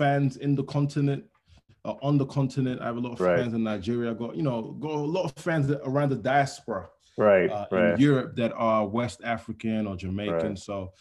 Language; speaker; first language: English; non-native, local second language; Yoruba